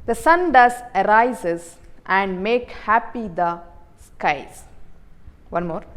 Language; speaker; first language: English; non-native, local second language; Kannada